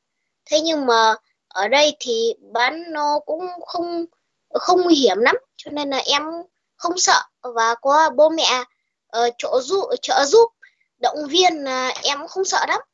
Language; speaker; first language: Vietnamese; early bilingual, heritage; Vietnamese